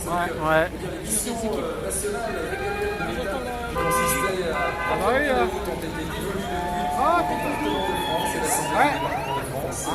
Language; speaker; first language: French; native; French